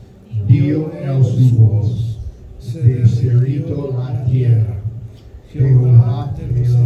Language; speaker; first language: Spanish; non-native, learner; German